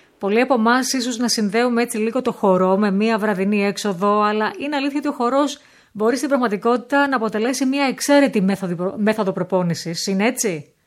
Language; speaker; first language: Greek; native; Greek